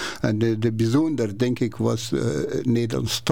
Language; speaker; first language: Dutch; non-native, learner; Persian